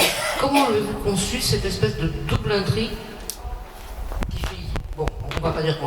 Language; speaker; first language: French; native; French